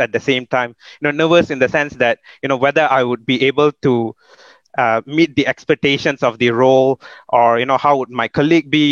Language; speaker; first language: English; non-native, local second language; Malay